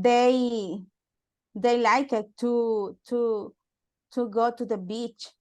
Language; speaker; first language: English; non-native, learner; Spanish